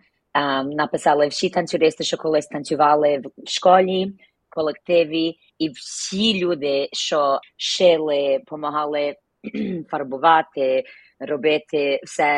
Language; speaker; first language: Ukrainian; early bilingual, heritage; Ukrainian